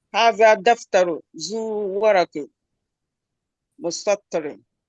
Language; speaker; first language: Arabic; non-native, learner; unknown